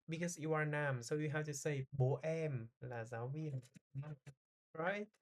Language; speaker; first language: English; non-native, fluent; Vietnamese